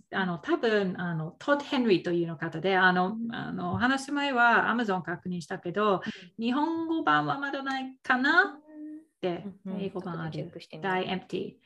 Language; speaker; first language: Japanese; non-native, fluent; English